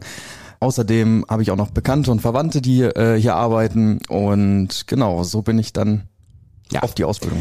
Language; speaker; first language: German; native; German